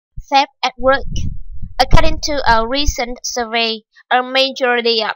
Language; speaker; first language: English; non-native, fluent; Vietnamese